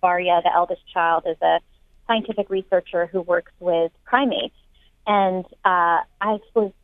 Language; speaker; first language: English; native; English